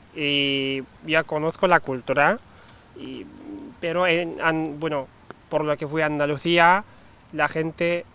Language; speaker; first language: Spanish; non-native, fluent; Turkish